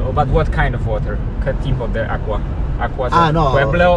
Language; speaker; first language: English; non-native, learner; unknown